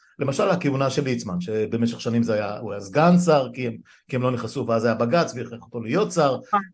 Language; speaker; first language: Hebrew; native; Hebrew